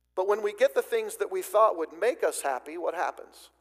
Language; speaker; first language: English; native; English